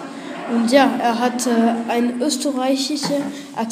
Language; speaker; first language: German; non-native, learner; French